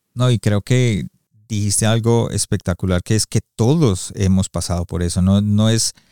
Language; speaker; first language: Spanish; early bilingual, heritage; Spanish